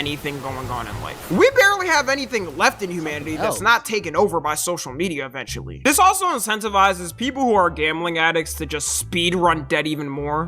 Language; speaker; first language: English; native; English